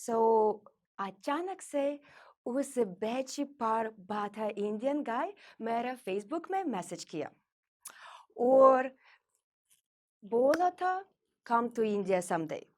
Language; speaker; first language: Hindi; non-native, learner; Russian